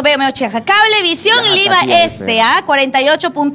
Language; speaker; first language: Spanish; native; Spanish